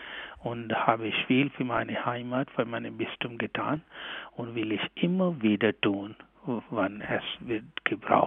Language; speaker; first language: German; non-native, learner; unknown